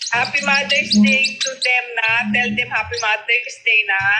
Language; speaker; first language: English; non-native, local second language; Filipino